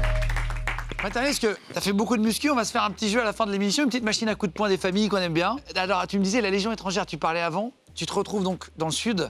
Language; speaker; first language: French; native; French